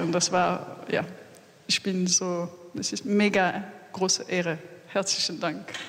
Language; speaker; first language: German; non-native, fluent; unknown